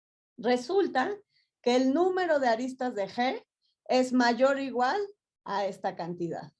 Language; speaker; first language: Spanish; native; Spanish